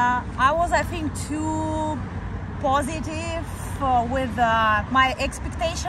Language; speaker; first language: English; non-native, fluent; Russian